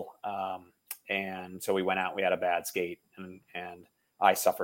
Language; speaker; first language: English; native; English